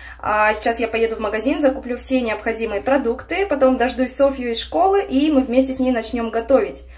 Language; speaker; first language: Russian; native; Russian